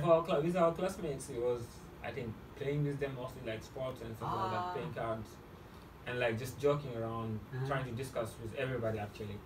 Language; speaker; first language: English; non-native, fluent; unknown